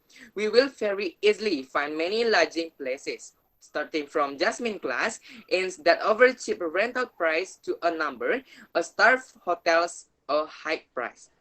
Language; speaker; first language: English; non-native, learner; Indonesian